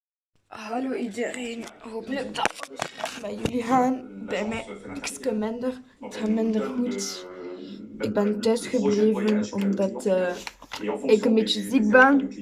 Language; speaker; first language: Dutch; non-native, local second language; French